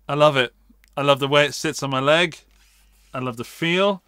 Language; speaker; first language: English; native; English